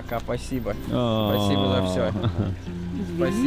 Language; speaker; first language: Russian; non-native, fluent; English